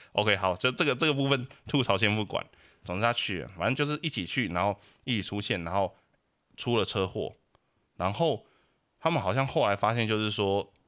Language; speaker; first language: Chinese; native; Chinese